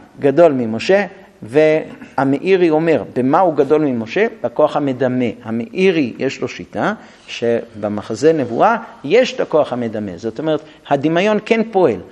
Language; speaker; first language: Hebrew; non-native, fluent; English